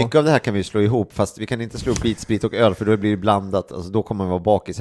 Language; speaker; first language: Swedish; native; Swedish